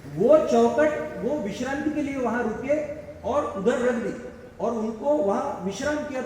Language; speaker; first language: Hindi; non-native, local second language; Marathi